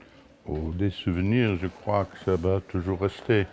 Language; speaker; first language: French; non-native, local second language; Luxembourgish